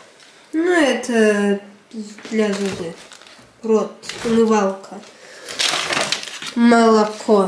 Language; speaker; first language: Russian; early bilingual, heritage; Russian